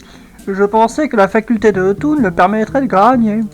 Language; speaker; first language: French; native; French